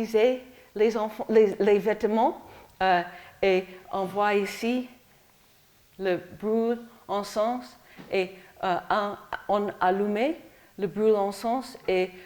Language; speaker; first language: French; non-native, fluent; English